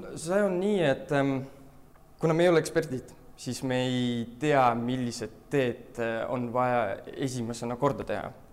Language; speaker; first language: Estonian; non-native, local second language; Russian